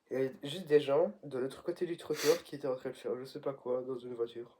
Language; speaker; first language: French; native; French